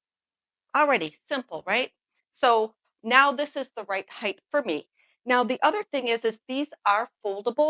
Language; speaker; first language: English; native; English